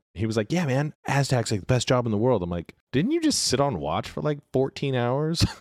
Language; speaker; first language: English; native; English